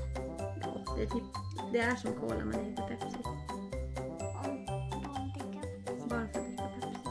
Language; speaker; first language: Swedish; native; Swedish